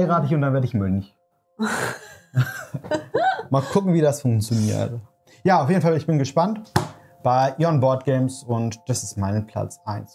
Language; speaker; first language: German; native; German